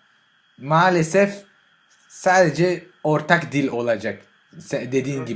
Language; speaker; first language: Turkish; non-native, learner; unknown